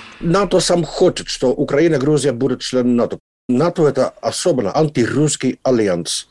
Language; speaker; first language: Russian; non-native, learner; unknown